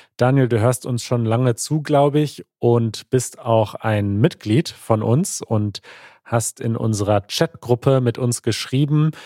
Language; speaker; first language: German; native; German